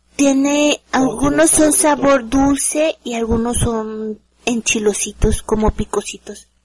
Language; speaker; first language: Spanish; native; Spanish